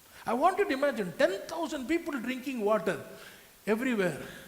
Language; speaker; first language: English; non-native, local second language; Tamil